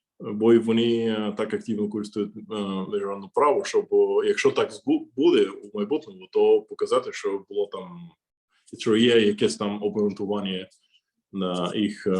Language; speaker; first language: Ukrainian; non-native, fluent; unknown